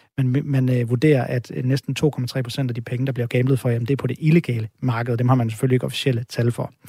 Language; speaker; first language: Danish; native; Danish